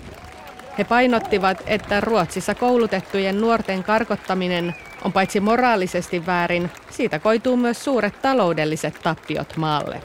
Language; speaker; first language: Finnish; native; Finnish